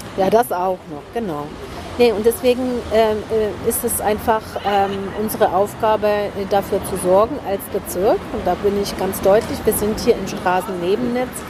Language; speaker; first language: German; early bilingual, heritage; German